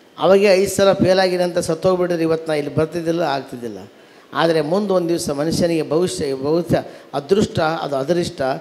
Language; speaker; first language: Kannada; native; Kannada